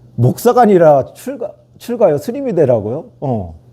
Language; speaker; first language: Korean; native; Korean